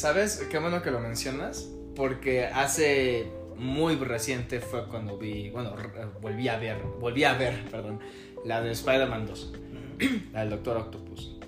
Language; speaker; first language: Spanish; native; Spanish